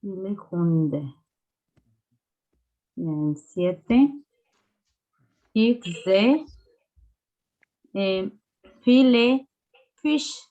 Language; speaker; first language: German; non-native, learner; Spanish